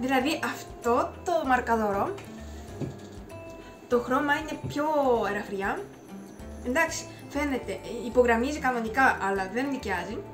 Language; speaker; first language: Greek; non-native, fluent; Japanese